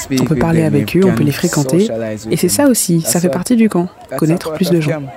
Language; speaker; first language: French; non-native, fluent; English